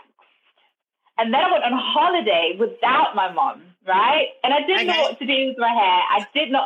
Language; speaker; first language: English; non-native, fluent; German